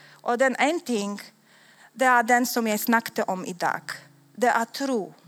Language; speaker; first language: Swedish; non-native, learner; Polish